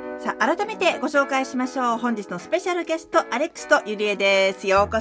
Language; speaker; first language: Japanese; native; Japanese